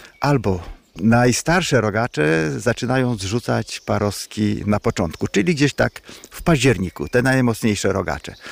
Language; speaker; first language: Polish; native; Polish